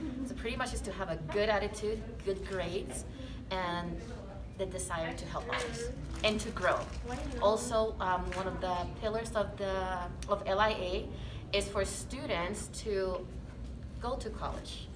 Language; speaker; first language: English; non-native, local second language; Spanish